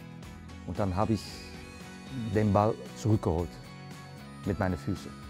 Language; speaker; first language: German; non-native, fluent; Dutch